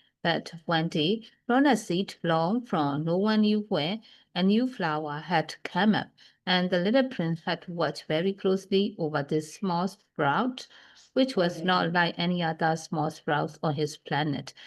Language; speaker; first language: English; non-native, fluent; Burmese